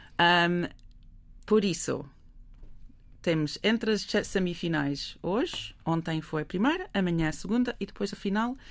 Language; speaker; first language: Portuguese; non-native, fluent; English